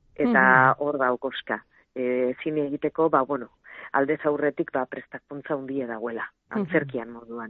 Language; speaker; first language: Basque; non-native, local second language; Spanish